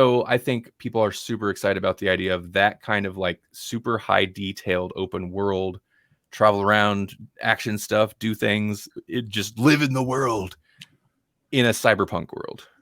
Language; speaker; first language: English; native; English